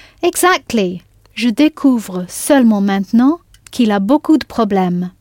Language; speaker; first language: French; non-native, fluent; English